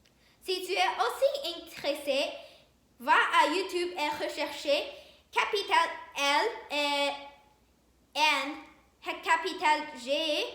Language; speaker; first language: French; non-native, learner; Chinese